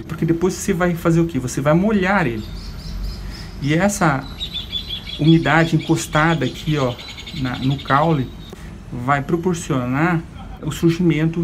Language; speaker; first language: Portuguese; native; Portuguese